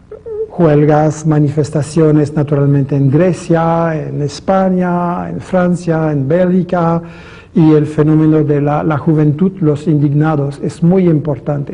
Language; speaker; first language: Spanish; non-native, fluent; French